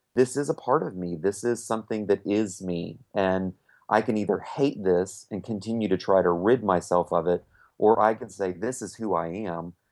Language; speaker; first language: English; native; English